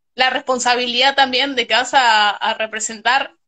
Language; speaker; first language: Spanish; native; Spanish